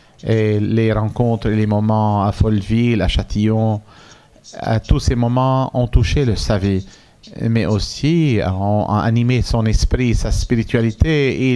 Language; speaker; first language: French; non-native, fluent; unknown